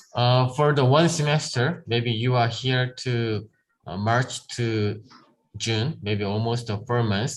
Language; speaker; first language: English; non-native, learner; Korean